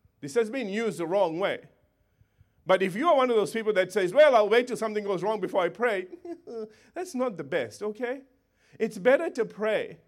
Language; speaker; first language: English; native; English